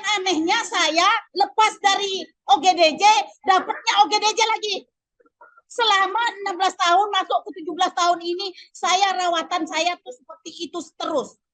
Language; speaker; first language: Indonesian; non-native, local second language; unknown